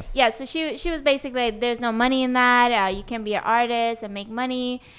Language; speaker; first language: English; non-native, fluent; Swedish